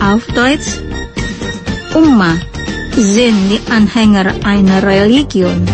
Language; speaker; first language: German; non-native, local second language; Indonesian